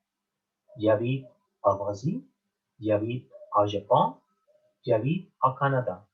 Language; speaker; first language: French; non-native, fluent; Spanish